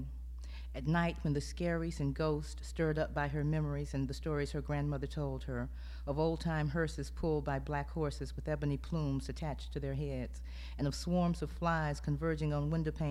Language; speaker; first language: English; native; English